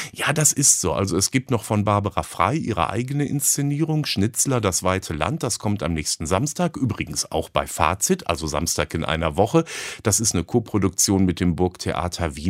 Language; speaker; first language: German; native; German